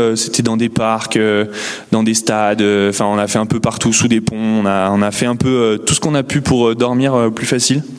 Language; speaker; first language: French; native; French